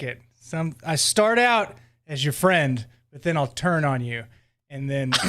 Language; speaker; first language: English; native; English